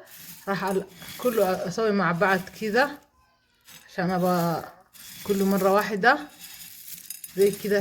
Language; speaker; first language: Arabic; non-native, learner; Somali